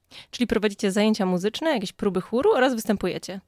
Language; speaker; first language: Polish; native; Polish